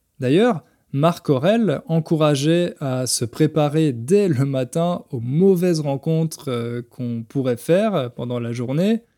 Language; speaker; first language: French; native; French